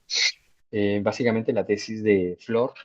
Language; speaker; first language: Spanish; native; Spanish